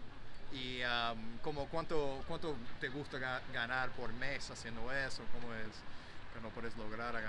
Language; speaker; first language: Spanish; non-native, learner; English